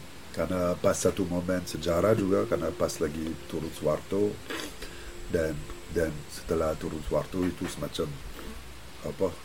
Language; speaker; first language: Indonesian; non-native, fluent; French